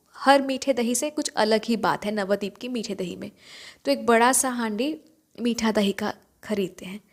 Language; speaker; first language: Hindi; non-native, local second language; Bangla